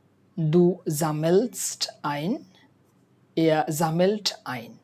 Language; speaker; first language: German; non-native, fluent; Bangla